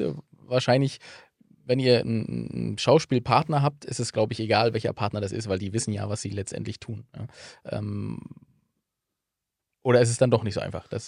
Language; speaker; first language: German; native; German